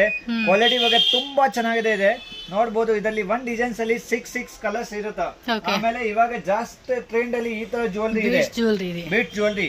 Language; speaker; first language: Kannada; non-native, local second language; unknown